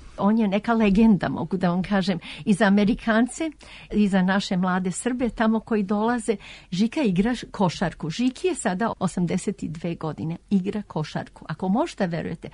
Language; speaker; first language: Serbian; early bilingual, heritage; Serbian